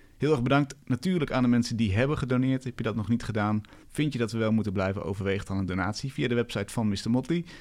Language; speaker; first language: Dutch; native; Dutch